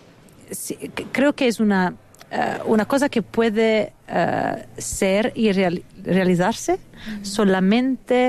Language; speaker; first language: Spanish; non-native, fluent; Italian